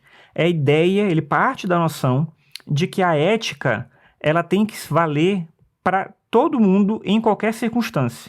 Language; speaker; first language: Portuguese; native; Portuguese